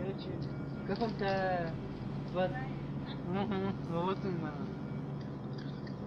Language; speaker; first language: Russian; native; Russian